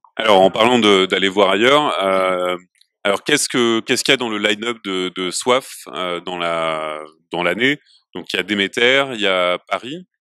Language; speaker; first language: French; native; French